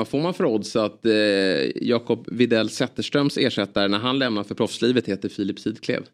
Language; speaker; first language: Swedish; native; Swedish